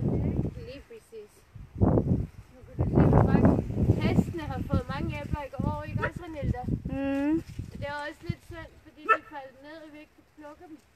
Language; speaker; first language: Danish; non-native, fluent; Filipino